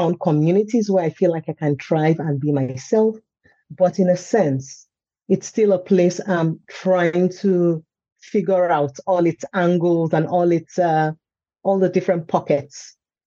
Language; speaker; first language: English; non-native, local second language; Yoruba